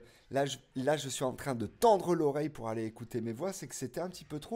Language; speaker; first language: French; native; French